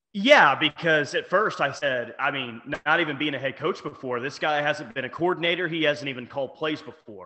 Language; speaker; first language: English; native; English